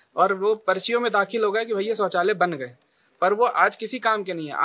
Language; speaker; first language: Hindi; native; Hindi